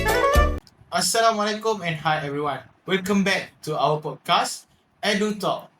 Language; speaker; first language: English; non-native, learner; Malay